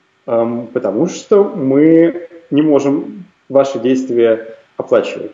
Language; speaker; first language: Russian; native; Russian